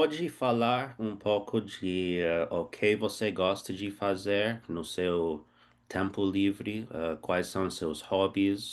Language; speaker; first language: Portuguese; non-native, fluent; English